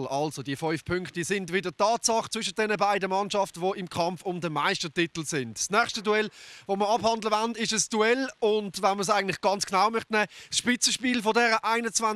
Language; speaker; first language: German; native; German